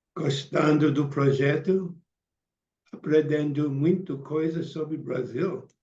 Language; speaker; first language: Portuguese; non-native, learner; English